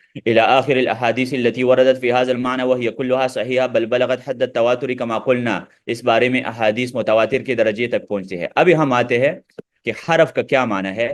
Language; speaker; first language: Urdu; non-native, local second language; Pashto